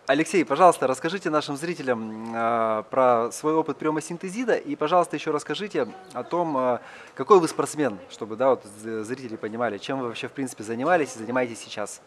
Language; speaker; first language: Russian; native; Russian